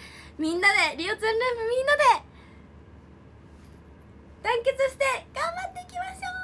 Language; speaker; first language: Japanese; native; Japanese